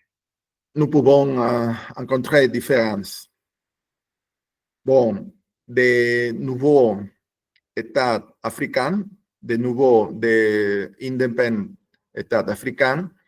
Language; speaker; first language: French; non-native, learner; Spanish